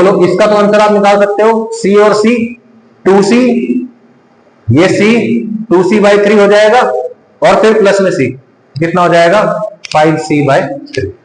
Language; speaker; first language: Hindi; native; Hindi